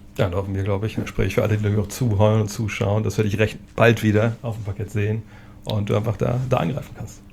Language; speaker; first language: German; native; German